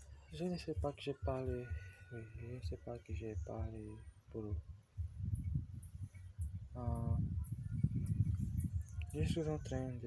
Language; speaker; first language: French; non-native, learner; Portuguese